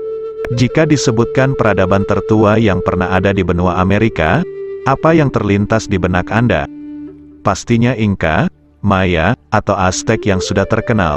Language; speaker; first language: Indonesian; native; Indonesian